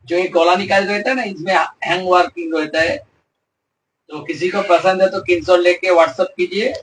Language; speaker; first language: Hindi; non-native, local second language; Bangla